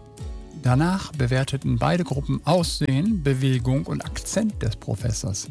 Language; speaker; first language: German; native; German